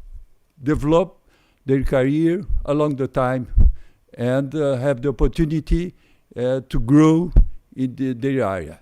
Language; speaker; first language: English; non-native, fluent; Portuguese